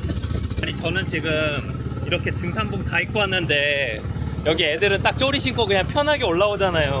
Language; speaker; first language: Korean; native; Korean